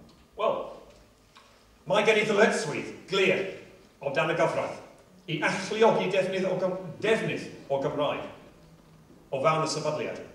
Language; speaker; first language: Welsh; non-native, fluent; English